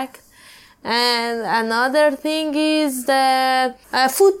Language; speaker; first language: English; non-native, learner; Persian